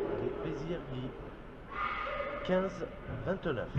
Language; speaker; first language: French; native; French